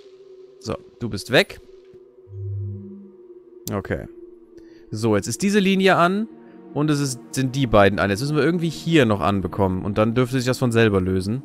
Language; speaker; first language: German; native; German